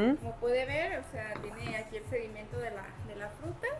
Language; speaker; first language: Spanish; native; Spanish